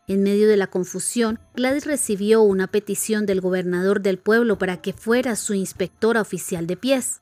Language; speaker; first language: Spanish; native; Spanish